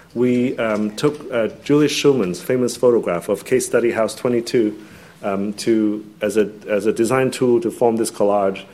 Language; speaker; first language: English; non-native, local second language; Cantonese